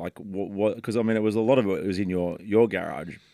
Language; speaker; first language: English; native; English